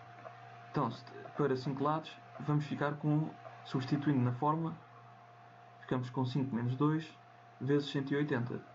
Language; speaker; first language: Portuguese; native; Portuguese